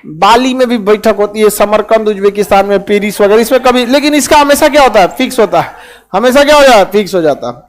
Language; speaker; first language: Hindi; native; Hindi